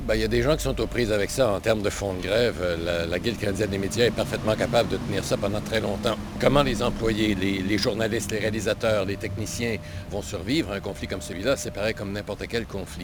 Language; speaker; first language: French; native; French